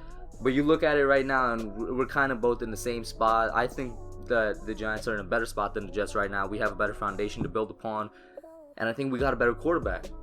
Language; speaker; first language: English; native; English